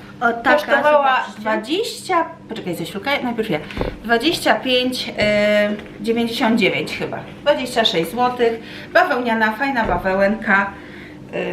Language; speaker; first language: Polish; native; Polish